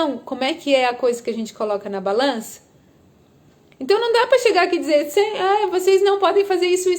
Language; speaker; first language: Portuguese; native; Portuguese